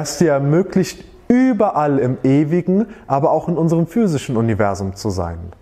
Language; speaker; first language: German; native; German